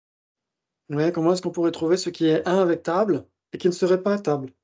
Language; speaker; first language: French; native; French